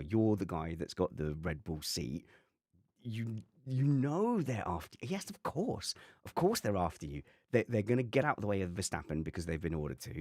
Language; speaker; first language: English; native; English